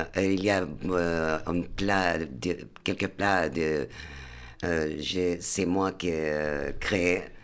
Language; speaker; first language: French; non-native, learner; Arabic